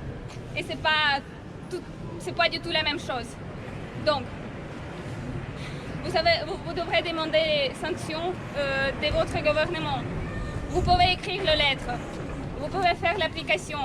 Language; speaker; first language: French; non-native, learner; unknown